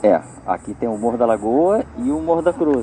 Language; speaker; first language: Portuguese; native; Portuguese